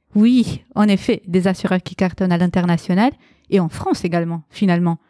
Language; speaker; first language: French; early bilingual, other home language; Romanian